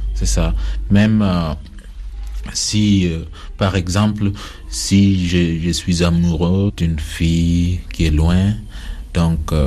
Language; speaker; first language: French; non-native, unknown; Acoli